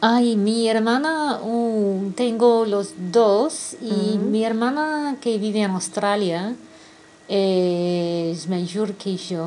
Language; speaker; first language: Spanish; non-native, fluent; English